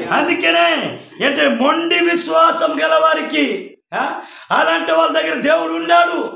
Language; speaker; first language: Telugu; non-native, local second language; Koya